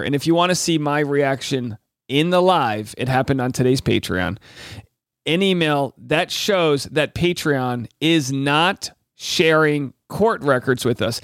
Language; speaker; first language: English; native; English